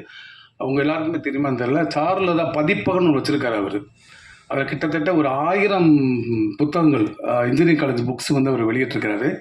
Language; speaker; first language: Tamil; native; Tamil